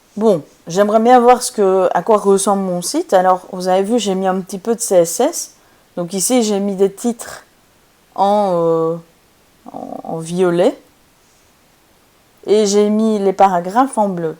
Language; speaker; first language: French; native; French